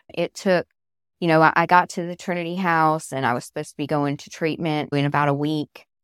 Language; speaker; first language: English; native; English